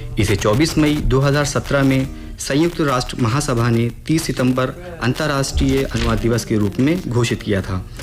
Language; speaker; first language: Hindi; native; Hindi